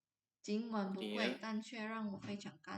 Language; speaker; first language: Chinese; non-native, fluent; Indonesian